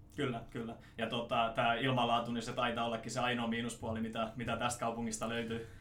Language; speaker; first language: Finnish; native; Finnish